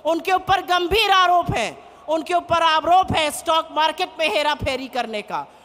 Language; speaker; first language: Hindi; native; Hindi